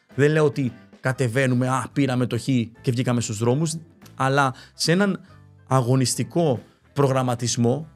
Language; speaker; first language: Greek; early bilingual, other home language; Spanish